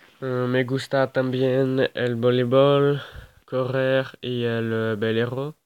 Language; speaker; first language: Spanish; non-native, learner; French